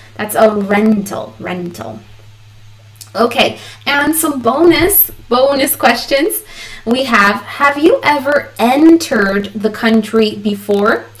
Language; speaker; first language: English; early bilingual, other home language; Spanish